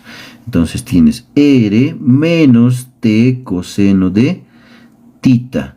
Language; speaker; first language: Spanish; native; Spanish